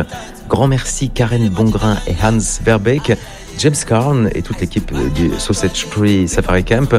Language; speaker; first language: French; native; French